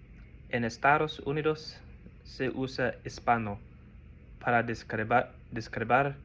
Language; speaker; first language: Spanish; non-native, learner; English